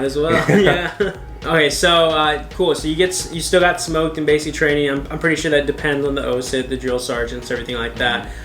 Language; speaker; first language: English; native; English